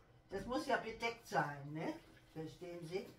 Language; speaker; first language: German; native; German